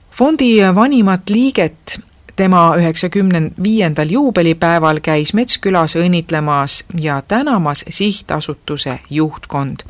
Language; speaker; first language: Estonian; native; Estonian